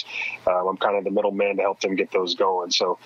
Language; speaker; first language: English; native; English